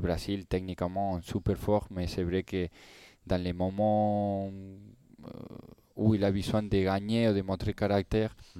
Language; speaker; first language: French; non-native, learner; Spanish